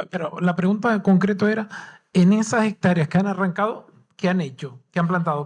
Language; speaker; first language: Spanish; native; Spanish